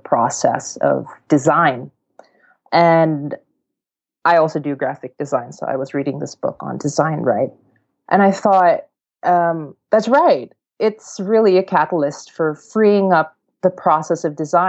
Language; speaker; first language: English; non-native, local second language; Cebuano